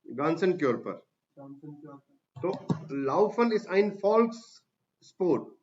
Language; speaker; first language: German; non-native, fluent; Hindi